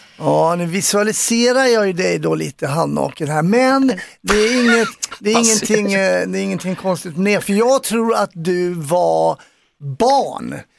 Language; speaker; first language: Swedish; native; Swedish